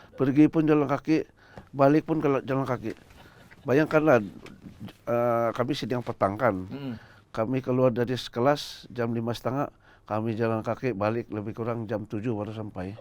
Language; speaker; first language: Malay; non-native, local second language; Central Dusun